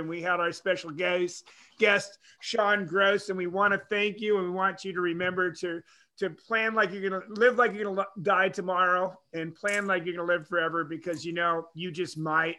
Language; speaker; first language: English; native; English